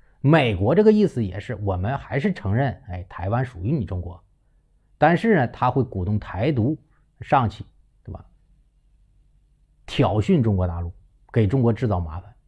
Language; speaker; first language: Chinese; native; Chinese